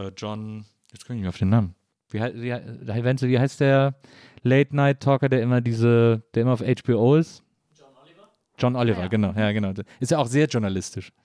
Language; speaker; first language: German; native; German